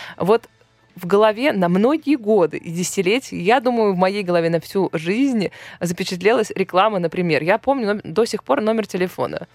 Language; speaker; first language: Russian; native; Russian